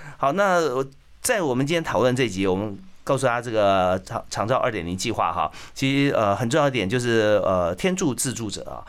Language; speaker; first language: Chinese; native; Chinese